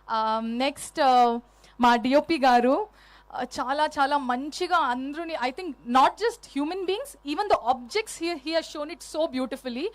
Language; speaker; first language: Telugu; non-native, learner; Kannada